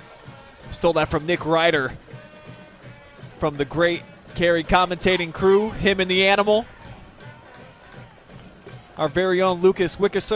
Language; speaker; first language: English; native; English